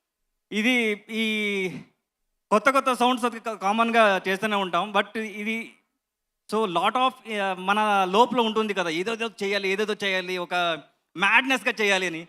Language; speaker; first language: Telugu; non-native, learner; Kannada